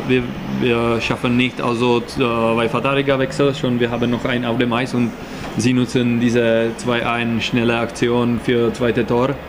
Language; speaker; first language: German; non-native, learner; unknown